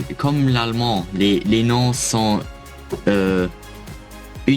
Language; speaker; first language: French; non-native, learner; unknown